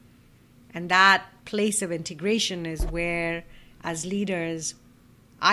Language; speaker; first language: English; non-native, local second language; Bangla